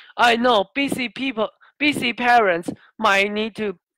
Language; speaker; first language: English; non-native, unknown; Chinese